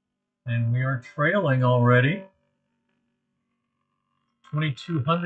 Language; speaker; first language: English; native; English